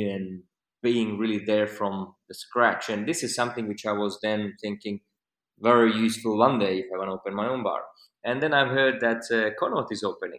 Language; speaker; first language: English; non-native, fluent; Slovak